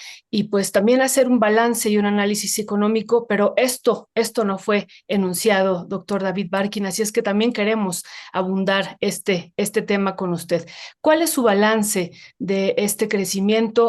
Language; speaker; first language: Spanish; native; Spanish